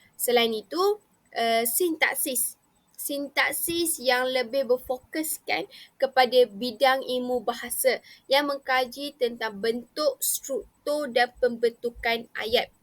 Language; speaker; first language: Malay; native; Malay